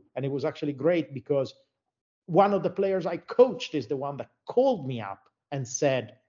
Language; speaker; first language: English; non-native, fluent; Italian